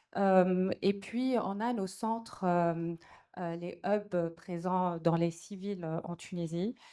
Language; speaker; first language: French; non-native, local second language; Arabic